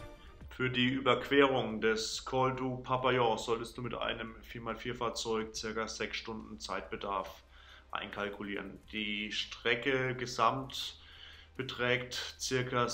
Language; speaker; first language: German; native; German